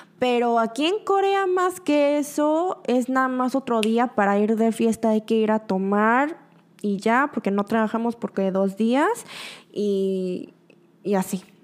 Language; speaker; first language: Spanish; early bilingual, other home language; Korean